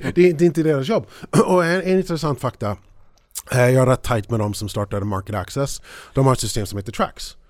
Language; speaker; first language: Swedish; early bilingual, heritage; English